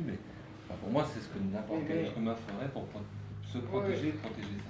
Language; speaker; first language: French; native; French